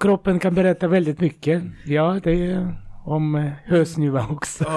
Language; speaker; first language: Swedish; non-native, fluent; Russian